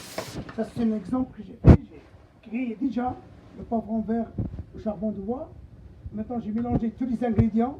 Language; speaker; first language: French; non-native, local second language; Arabic